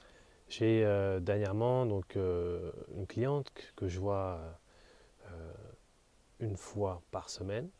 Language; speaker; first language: French; native; French